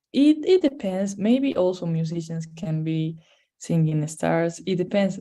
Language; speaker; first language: English; non-native, fluent; Spanish